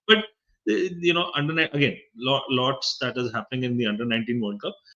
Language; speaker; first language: English; non-native, local second language; Hindi